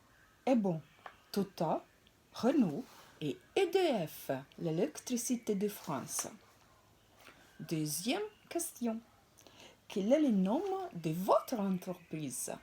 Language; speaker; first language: French; non-native, fluent; Italian